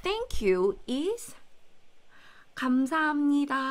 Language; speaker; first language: English; non-native, fluent; Korean